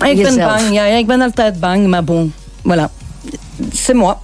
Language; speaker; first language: Dutch; non-native, local second language; French